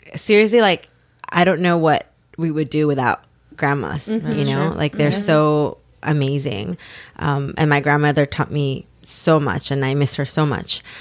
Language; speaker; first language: English; early bilingual, other home language; Spanish